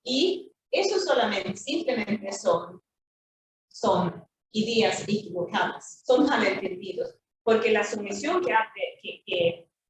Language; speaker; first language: Spanish; non-native, fluent; Swedish